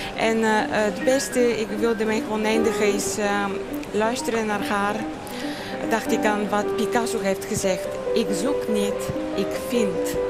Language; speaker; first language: Dutch; non-native, fluent; Bulgarian